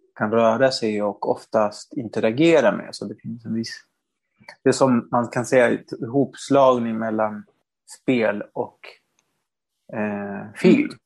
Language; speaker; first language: Swedish; non-native, fluent; Spanish